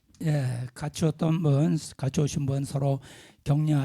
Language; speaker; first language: Korean; native; Korean